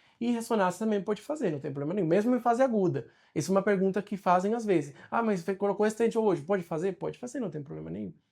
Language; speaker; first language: Portuguese; non-native, fluent; Spanish